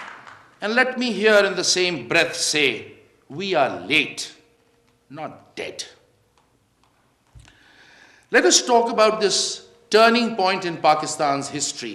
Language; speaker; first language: English; non-native, local second language; Urdu